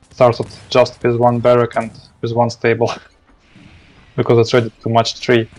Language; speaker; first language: English; non-native, learner; Russian